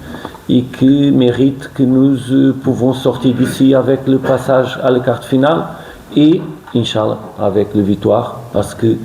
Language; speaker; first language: French; non-native, fluent; Portuguese